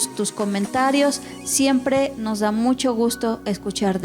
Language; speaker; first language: Spanish; native; Spanish